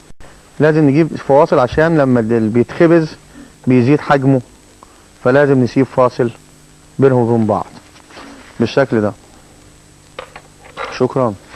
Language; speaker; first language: Arabic; native; Arabic